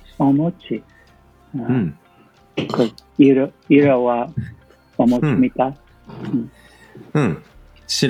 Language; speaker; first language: Japanese; non-native, learner; English